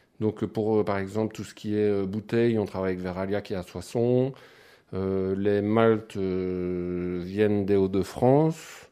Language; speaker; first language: French; native; French